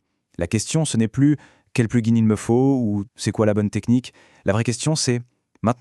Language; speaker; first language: French; native; French